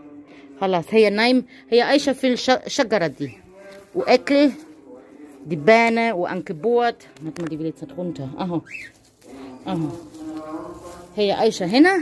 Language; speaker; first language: Arabic; non-native, learner; German